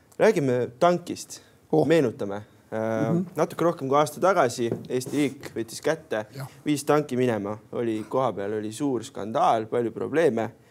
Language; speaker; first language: Estonian; native; Estonian